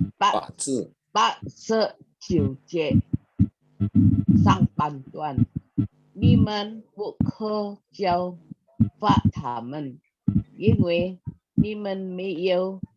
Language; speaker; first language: Chinese; non-native, learner; Indonesian